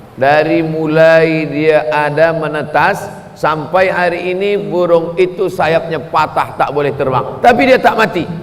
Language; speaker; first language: Malay; native; Malay